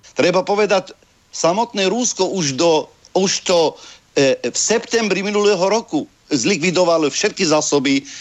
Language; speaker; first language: Slovak; non-native, fluent; Arabic